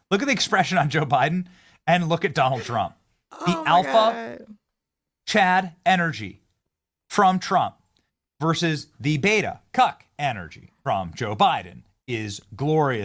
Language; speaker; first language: English; native; English